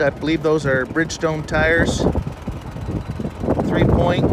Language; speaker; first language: English; native; English